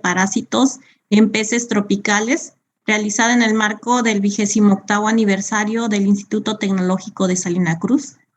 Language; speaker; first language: Spanish; native; Spanish